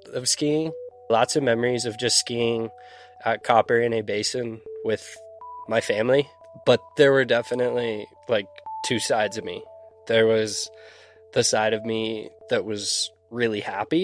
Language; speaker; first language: English; native; English